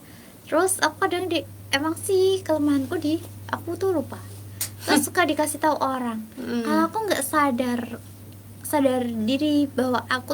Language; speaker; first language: Indonesian; native; Indonesian